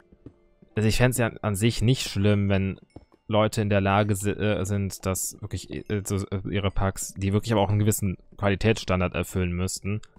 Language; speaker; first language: German; native; German